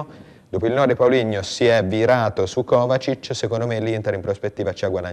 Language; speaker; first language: Italian; native; Italian